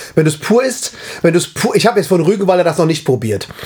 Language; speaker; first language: German; early bilingual, other home language; French